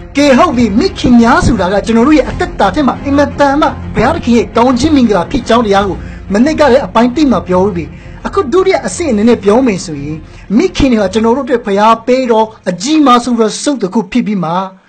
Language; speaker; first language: Burmese; non-native, local second language; Hakha Chin